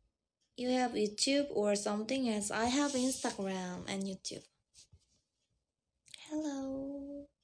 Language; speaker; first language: English; non-native, learner; Korean